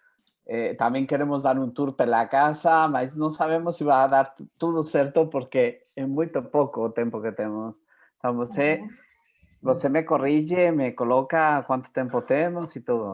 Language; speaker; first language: Portuguese; non-native, fluent; Spanish